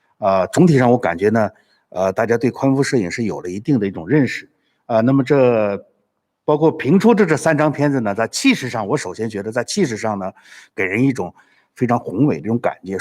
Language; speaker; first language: Chinese; native; Chinese